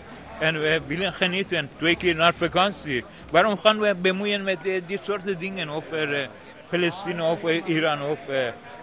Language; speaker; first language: Dutch; non-native, learner; Persian